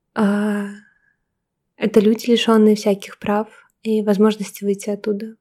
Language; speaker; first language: Russian; native; Russian